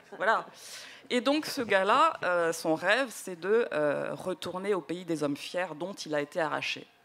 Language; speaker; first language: French; native; French